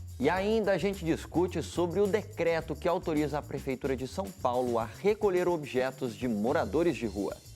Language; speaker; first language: Portuguese; native; Portuguese